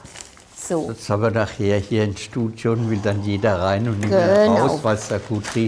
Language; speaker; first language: German; native; German